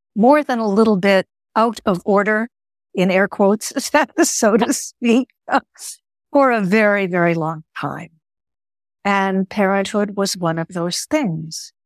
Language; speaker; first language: English; early bilingual, other home language; Greek